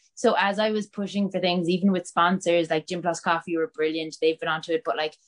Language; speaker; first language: English; native; English